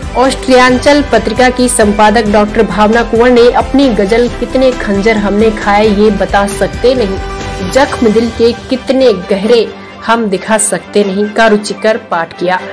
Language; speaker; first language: Hindi; native; Hindi